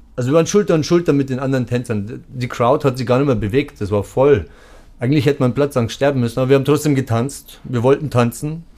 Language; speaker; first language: German; early bilingual, other home language; Turkish